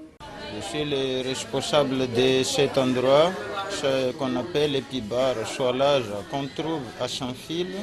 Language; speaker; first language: French; non-native, local second language; Malagasy